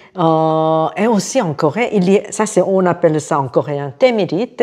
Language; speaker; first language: French; non-native, fluent; Korean